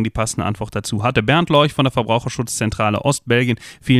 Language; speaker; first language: German; native; German